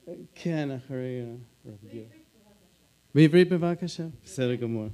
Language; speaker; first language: Hebrew; non-native, fluent; English